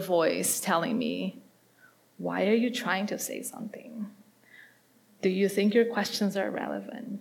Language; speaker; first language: English; non-native, fluent; Portuguese